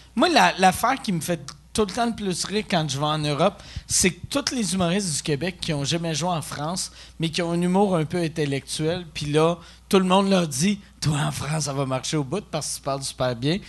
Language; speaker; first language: French; native; French